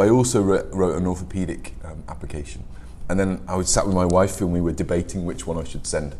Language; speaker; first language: English; native; English